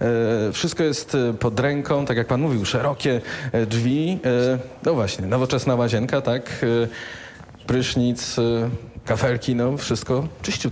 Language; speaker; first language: Polish; native; Polish